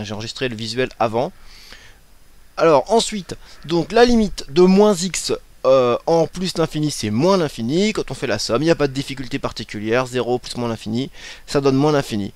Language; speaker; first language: French; native; French